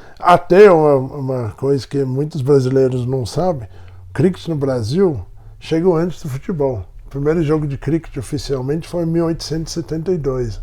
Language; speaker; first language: Portuguese; non-native, fluent; English